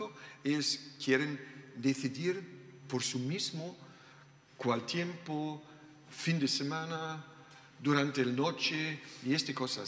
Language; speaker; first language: Spanish; non-native, learner; German